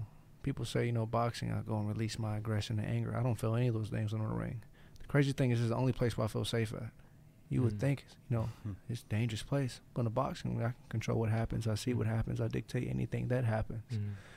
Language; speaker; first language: English; native; English